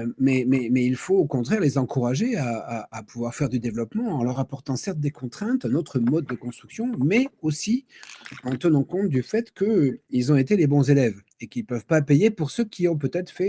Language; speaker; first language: French; native; French